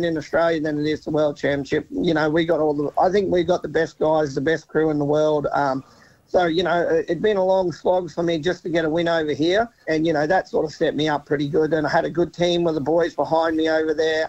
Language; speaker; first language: English; native; English